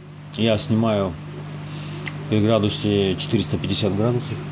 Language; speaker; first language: Russian; native; Russian